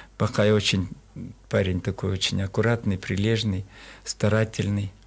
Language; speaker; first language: Russian; non-native, local second language; Kyrgyz